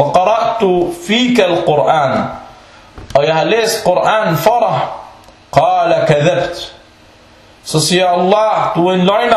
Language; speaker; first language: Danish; early bilingual, other home language; Arabic